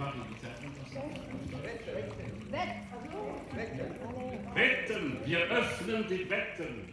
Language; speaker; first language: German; non-native, local second language; French